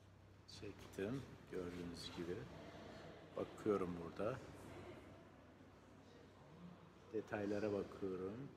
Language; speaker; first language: Turkish; native; Turkish